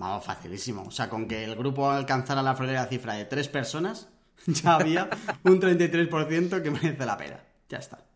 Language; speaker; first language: Spanish; native; Spanish